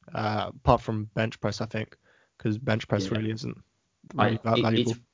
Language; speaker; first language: English; native; English